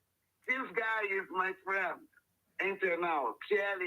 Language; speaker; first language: English; non-native, learner; Portuguese